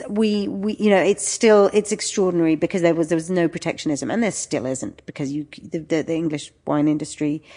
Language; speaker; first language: English; native; English